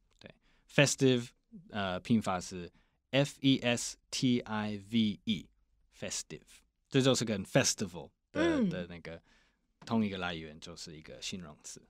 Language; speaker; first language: Chinese; non-native, fluent; English